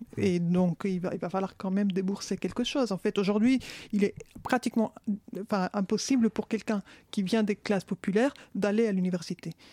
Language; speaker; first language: French; non-native, fluent; Spanish